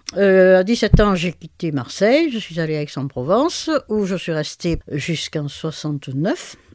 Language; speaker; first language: French; native; French